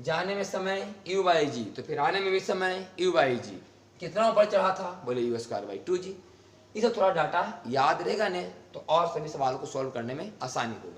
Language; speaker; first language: Hindi; native; Hindi